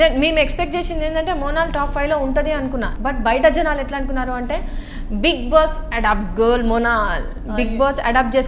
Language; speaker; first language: Telugu; native; Telugu